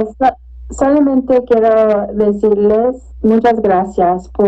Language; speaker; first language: Spanish; early bilingual, heritage; Spanish